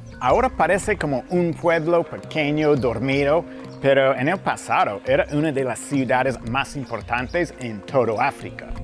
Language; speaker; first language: Spanish; non-native, fluent; English